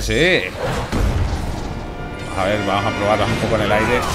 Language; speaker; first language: Spanish; native; Spanish